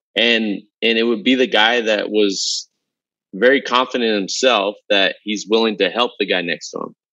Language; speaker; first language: English; native; English